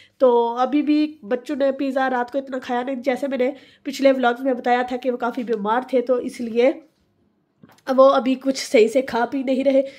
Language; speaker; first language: Urdu; native; Urdu